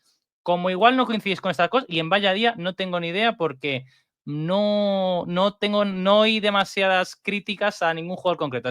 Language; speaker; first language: Spanish; native; Spanish